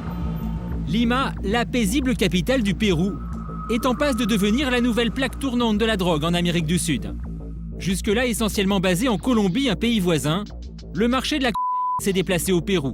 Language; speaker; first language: French; native; French